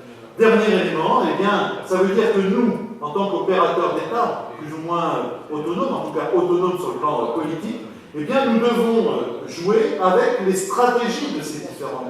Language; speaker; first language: French; native; French